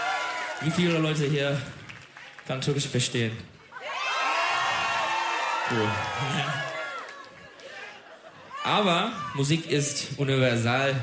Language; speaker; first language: German; non-native, learner; Turkish